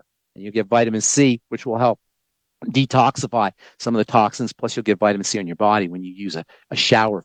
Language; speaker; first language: English; native; English